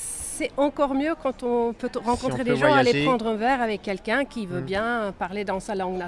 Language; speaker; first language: French; non-native, fluent; Swedish